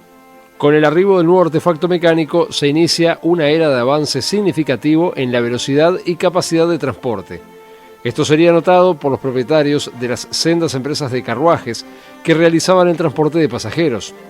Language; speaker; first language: Spanish; native; Spanish